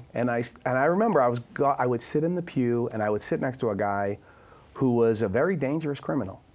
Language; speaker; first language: English; native; English